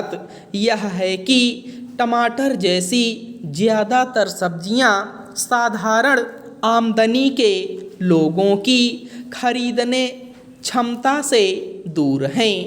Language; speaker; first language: Hindi; native; Hindi